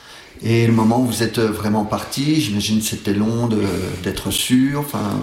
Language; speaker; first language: French; native; French